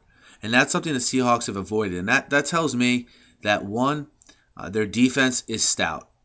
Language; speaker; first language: English; native; English